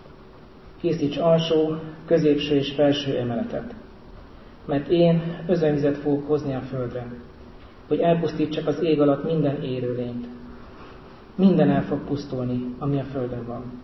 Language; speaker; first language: Hungarian; native; Hungarian